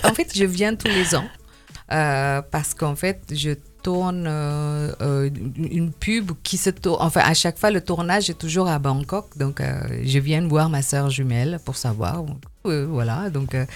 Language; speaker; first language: French; non-native, fluent; Indonesian